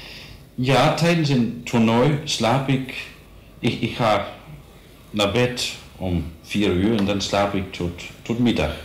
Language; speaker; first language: Dutch; non-native, fluent; Danish